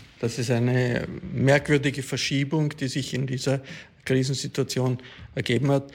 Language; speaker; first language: German; native; German